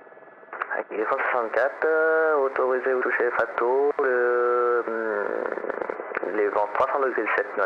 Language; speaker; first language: French; native; French